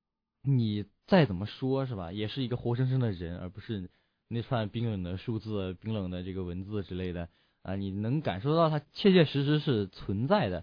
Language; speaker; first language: Chinese; native; Chinese